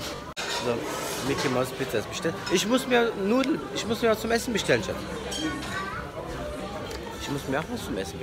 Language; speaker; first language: German; early bilingual, other home language; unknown